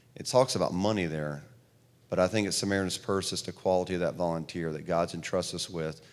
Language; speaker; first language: English; native; English